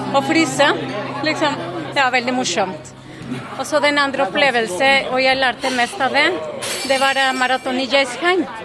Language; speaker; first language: Norwegian; non-native, fluent; Spanish